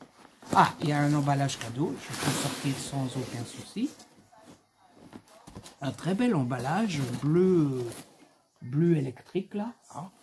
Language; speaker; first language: French; native; French